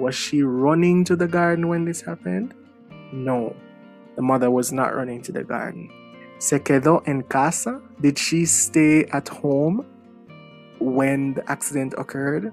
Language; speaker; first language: English; native; English